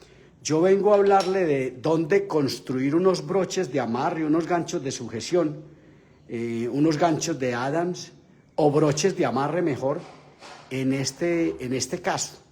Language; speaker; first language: Spanish; native; Spanish